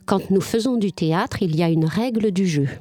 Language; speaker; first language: French; native; French